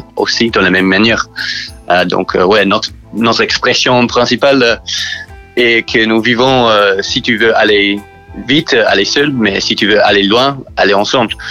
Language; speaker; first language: French; non-native, learner; English